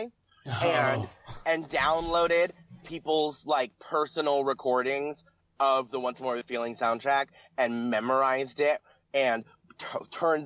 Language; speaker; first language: English; native; English